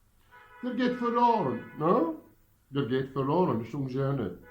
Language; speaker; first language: German; non-native, fluent; Arabic